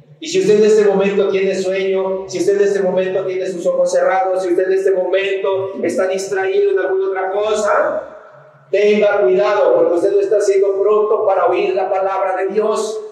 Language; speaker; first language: Spanish; native; Spanish